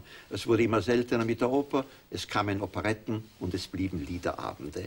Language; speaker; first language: German; native; German